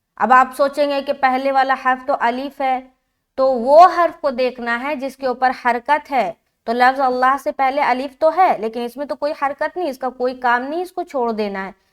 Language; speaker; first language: Urdu; native; Urdu